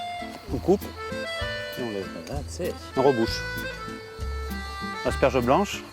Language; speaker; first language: French; native; French